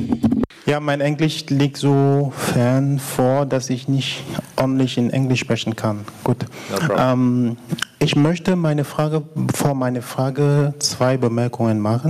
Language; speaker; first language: German; non-native, fluent; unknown